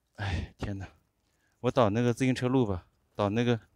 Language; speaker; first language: Chinese; native; Chinese